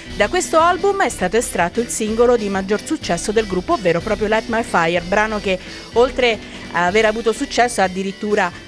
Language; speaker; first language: Italian; native; Italian